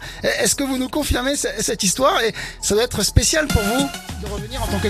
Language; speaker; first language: French; native; French